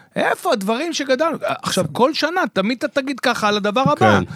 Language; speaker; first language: Hebrew; native; Hebrew